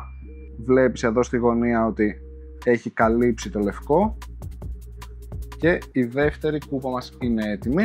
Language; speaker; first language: Greek; native; Greek